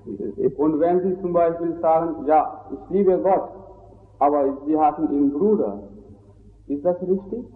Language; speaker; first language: German; non-native, fluent; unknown